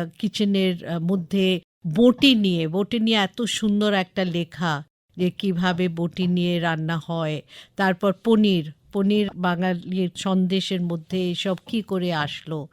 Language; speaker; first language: Bangla; non-native, local second language; English